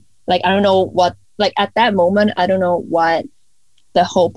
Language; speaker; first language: English; non-native, local second language; Cantonese